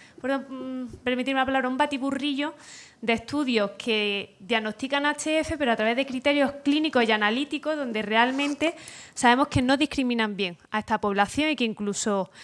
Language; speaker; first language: Spanish; native; Spanish